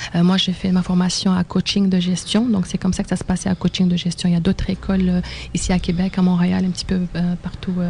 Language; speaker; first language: French; non-native, local second language; Arabic